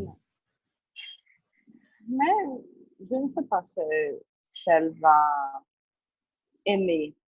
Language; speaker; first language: French; non-native, learner; Portuguese